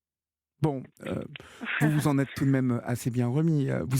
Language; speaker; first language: French; native; French